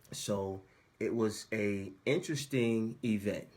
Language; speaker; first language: English; native; English